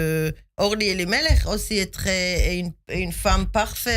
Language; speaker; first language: French; non-native, fluent; Hebrew